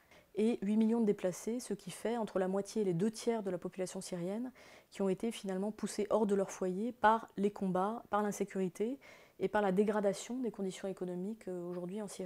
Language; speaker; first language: French; native; French